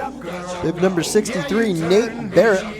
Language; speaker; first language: English; native; English